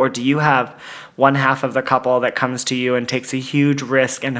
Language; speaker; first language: English; native; English